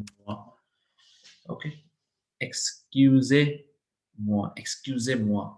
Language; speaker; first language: French; non-native, learner; Hindi